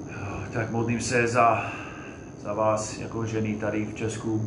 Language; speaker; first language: Czech; non-native, fluent; English